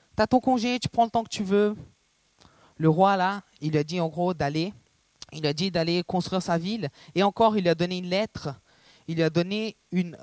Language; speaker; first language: French; non-native, fluent; Portuguese